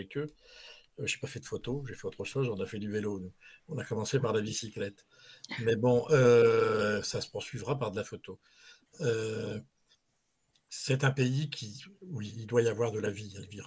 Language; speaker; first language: French; native; French